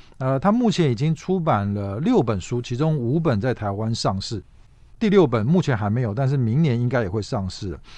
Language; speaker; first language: Chinese; native; Chinese